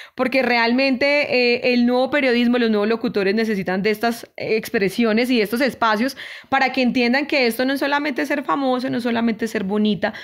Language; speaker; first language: Spanish; native; Spanish